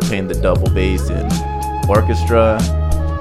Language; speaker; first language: English; native; English